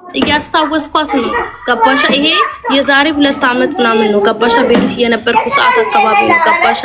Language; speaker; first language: Amharic; native; Amharic